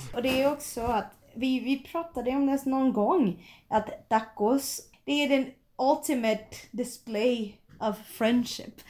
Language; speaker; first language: Swedish; non-native, fluent; Spanish